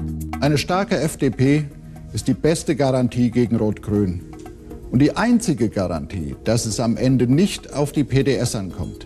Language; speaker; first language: German; native; German